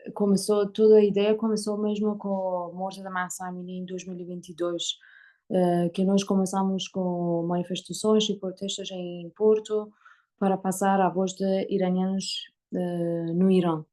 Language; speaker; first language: Portuguese; non-native, learner; Persian